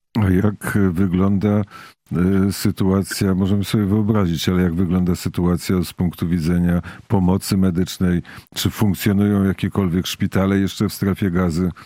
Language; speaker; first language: Polish; native; Polish